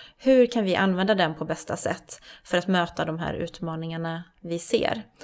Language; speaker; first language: Swedish; native; Swedish